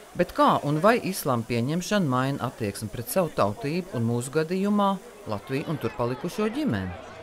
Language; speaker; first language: Latvian; native; Latvian